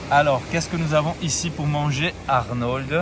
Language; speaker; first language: French; non-native, fluent; German